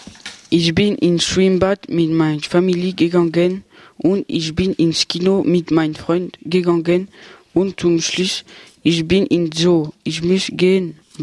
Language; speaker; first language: German; non-native, learner; French